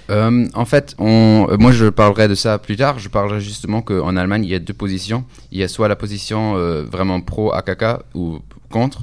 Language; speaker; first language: French; non-native, fluent; German